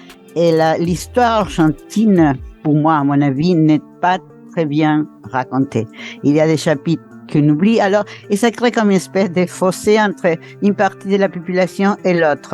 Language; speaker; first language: French; non-native, fluent; Spanish